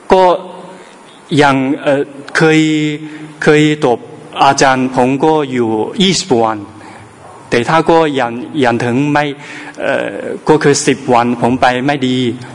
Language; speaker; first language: Thai; non-native, learner; Chinese